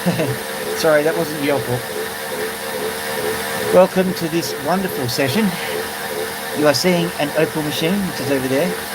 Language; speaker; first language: English; native; English